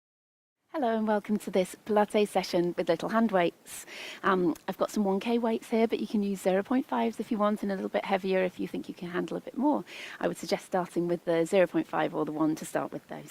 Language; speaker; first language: English; native; English